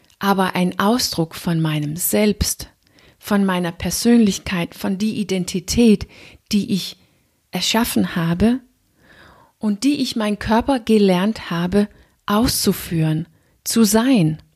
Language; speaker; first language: German; non-native, fluent; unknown